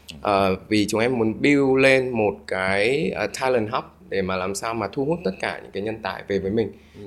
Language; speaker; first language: Vietnamese; native; Vietnamese